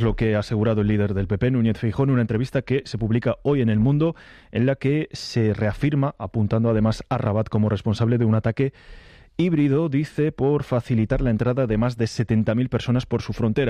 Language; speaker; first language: Spanish; native; Spanish